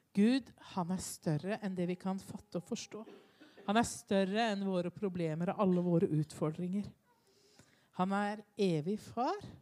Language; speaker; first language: Norwegian; native; Norwegian